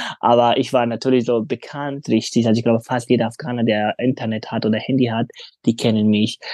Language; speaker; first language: German; non-native, fluent; Pashto